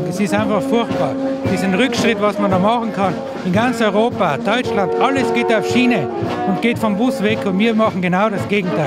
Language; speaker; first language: German; native; German